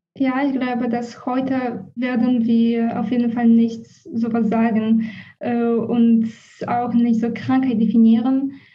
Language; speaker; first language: German; non-native, fluent; Polish